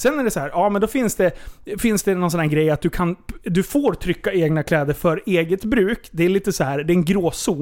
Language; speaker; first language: Swedish; native; Swedish